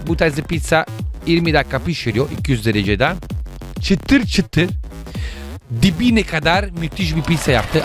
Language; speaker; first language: Turkish; non-native, learner; Italian